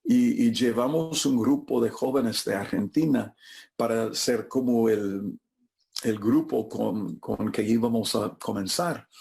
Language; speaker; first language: Spanish; non-native, fluent; English